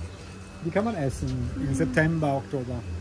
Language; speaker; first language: German; non-native, fluent; Italian